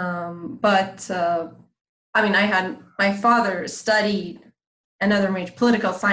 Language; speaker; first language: English; non-native, fluent; Persian